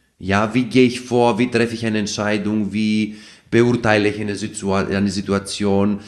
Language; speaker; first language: German; non-native, fluent; Greek